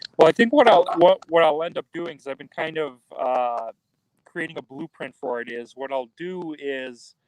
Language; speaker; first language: English; native; English